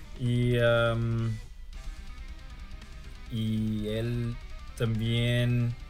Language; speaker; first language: Spanish; early bilingual, heritage; German